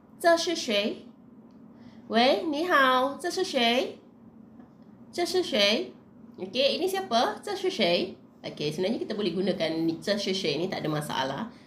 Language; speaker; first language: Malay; native; Malay